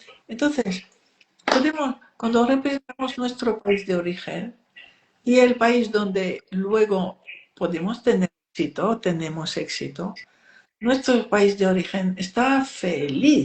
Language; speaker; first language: Spanish; non-native, fluent; French